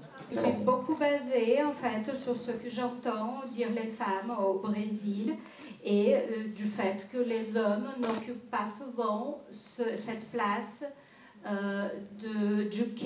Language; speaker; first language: French; non-native, fluent; Portuguese